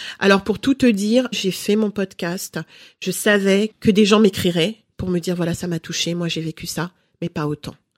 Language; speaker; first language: French; early bilingual, other home language; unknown